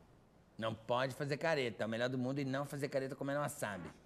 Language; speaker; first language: Portuguese; native; Portuguese